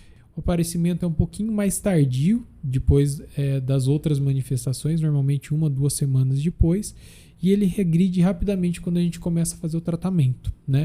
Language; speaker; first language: Portuguese; native; Portuguese